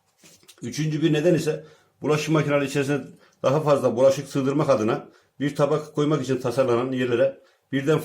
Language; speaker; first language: Turkish; native; Turkish